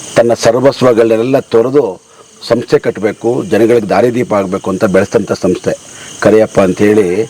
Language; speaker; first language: Kannada; native; Kannada